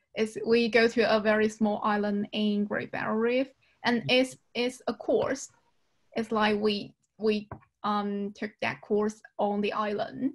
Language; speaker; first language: English; non-native, fluent; Chinese